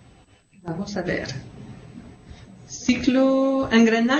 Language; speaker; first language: Spanish; non-native, learner; French